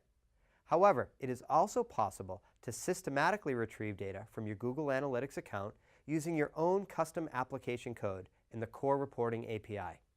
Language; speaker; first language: English; native; English